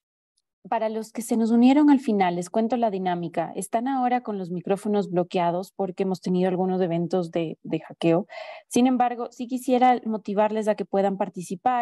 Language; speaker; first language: Spanish; native; Spanish